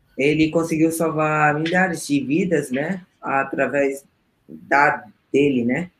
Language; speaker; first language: Portuguese; non-native, fluent; Spanish